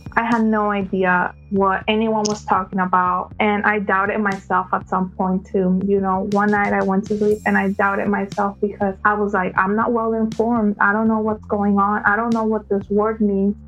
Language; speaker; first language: English; early bilingual, other home language; Spanish